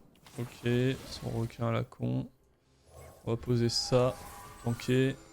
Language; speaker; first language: French; native; French